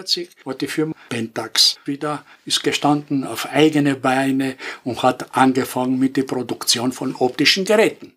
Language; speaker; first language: German; non-native, fluent; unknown